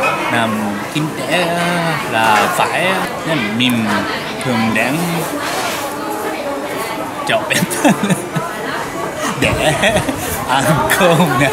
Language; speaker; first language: Vietnamese; non-native, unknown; Japanese